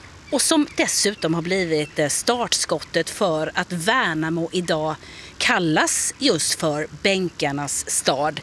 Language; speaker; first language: Swedish; native; Swedish